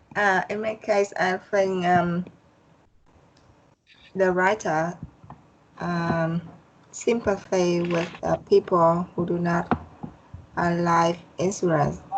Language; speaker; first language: English; non-native, learner; Vietnamese